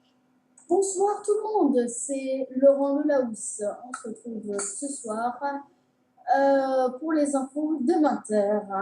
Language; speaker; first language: French; native; French